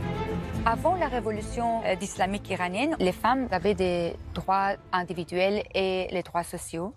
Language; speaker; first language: French; non-native, fluent; Persian